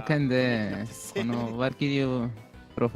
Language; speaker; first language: Japanese; non-native, learner; Spanish